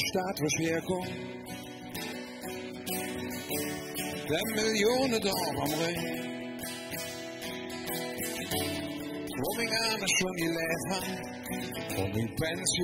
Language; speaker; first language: German; native; German